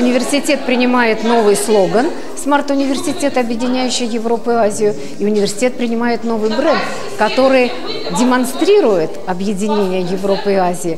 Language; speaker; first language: Russian; native; Russian